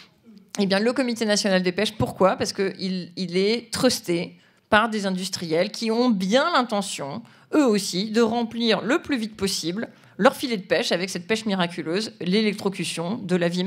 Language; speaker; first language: French; native; French